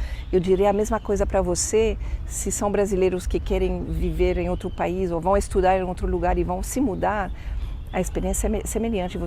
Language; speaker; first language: Portuguese; non-native, fluent; French